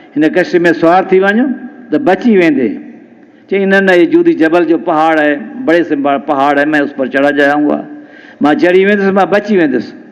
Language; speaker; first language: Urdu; non-native, local second language; Sindhi